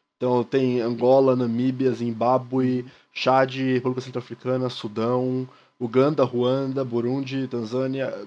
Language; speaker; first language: Portuguese; native; Portuguese